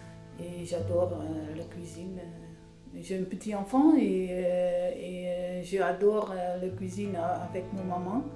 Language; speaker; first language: French; non-native, learner; Dutch